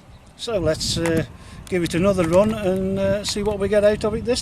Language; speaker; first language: English; native; English